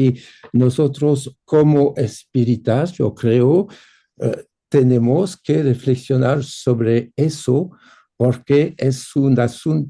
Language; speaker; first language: Spanish; non-native, fluent; French